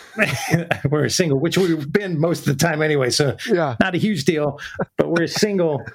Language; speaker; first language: English; native; English